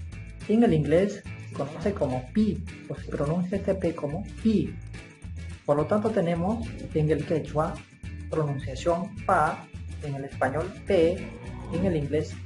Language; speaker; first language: Spanish; non-native, local second language; Quechua